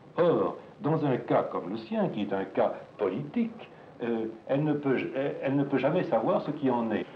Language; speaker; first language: French; native; French